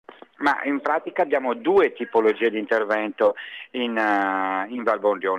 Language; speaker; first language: Italian; native; Italian